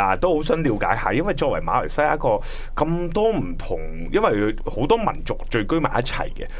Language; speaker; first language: Cantonese; native; Cantonese